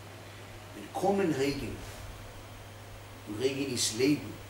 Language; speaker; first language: German; non-native, fluent; Hebrew